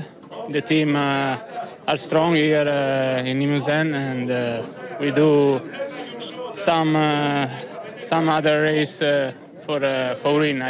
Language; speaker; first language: English; non-native, learner; Italian